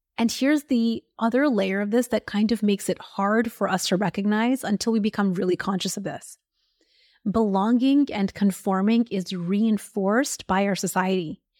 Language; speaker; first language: English; early bilingual, other home language; Hindi